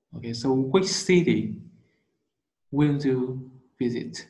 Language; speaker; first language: English; non-native, learner; Vietnamese